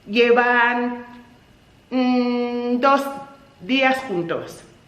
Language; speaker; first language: Spanish; non-native, fluent; English